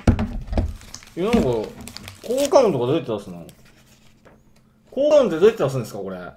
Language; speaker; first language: Japanese; native; Japanese